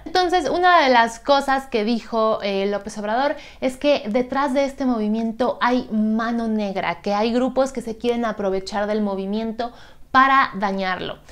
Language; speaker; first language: Spanish; native; Spanish